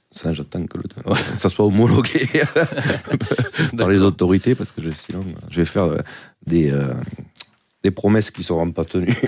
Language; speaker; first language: French; native; French